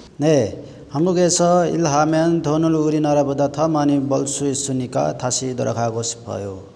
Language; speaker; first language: Korean; non-native, learner; Nepali